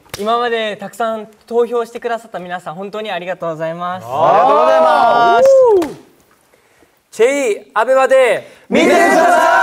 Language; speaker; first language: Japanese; non-native, learner; Korean